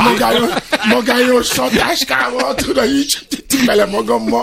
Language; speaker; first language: Hungarian; non-native, fluent; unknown